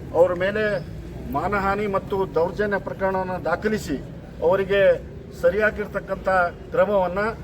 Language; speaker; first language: Kannada; non-native, local second language; Lambadi